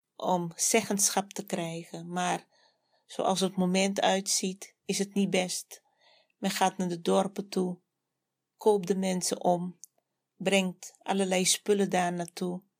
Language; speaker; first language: Dutch; native; Dutch